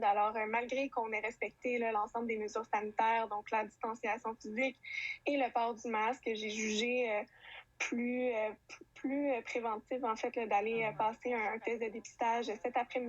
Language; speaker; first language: French; native; French